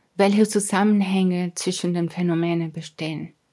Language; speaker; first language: German; non-native, fluent; Spanish